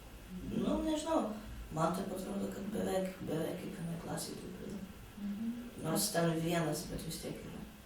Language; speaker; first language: Lithuanian; non-native, local second language; Polish